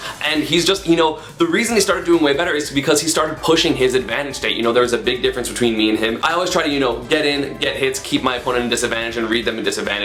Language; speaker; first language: English; native; English